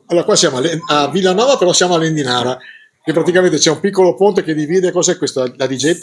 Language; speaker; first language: Italian; native; Italian